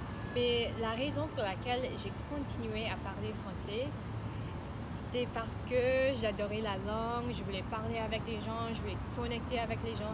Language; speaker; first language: French; non-native, fluent; English